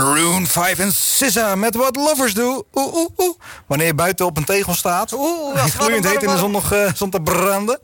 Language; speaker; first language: Dutch; native; Dutch